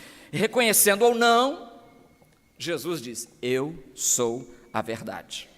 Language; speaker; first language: Portuguese; native; Portuguese